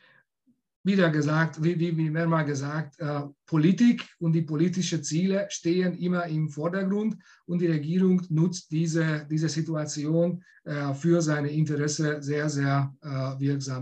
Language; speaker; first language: German; non-native, fluent; Hungarian